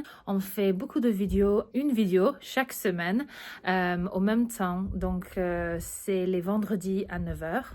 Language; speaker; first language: French; early bilingual, other home language; English